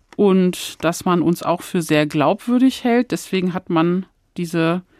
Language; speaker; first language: German; native; German